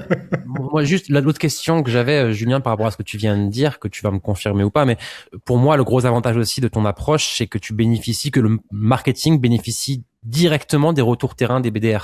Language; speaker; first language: French; native; French